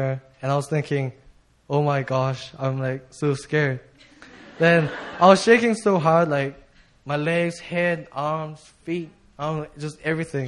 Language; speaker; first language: English; native; English